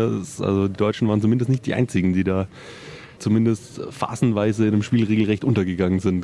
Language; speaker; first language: German; native; German